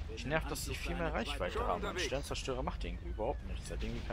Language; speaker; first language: German; native; German